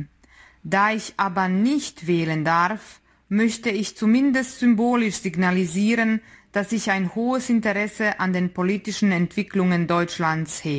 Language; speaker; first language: German; non-native, fluent; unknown